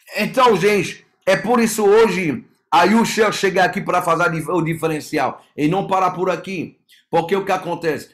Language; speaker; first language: Portuguese; non-native, fluent; French